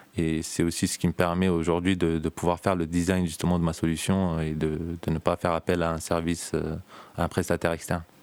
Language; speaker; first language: French; early bilingual, other home language; Turkish